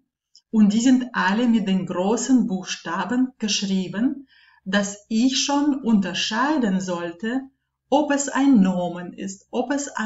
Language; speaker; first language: German; non-native, fluent; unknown